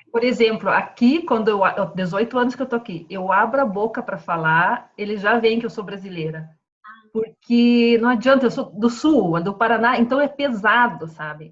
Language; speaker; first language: Portuguese; native; Portuguese